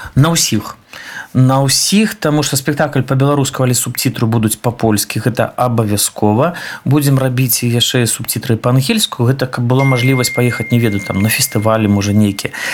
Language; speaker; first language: Belarusian; non-native, local second language; Russian